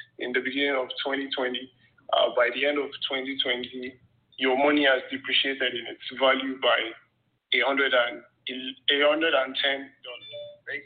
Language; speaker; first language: English; non-native, local second language; Yoruba